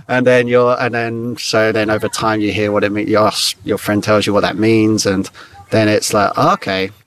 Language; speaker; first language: English; native; English